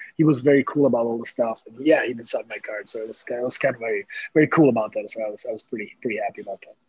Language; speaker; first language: English; non-native, fluent; Slovak